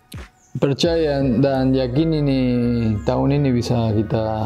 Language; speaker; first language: Indonesian; non-native, fluent; Spanish